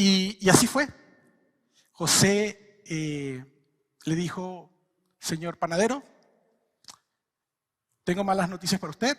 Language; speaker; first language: Spanish; native; Spanish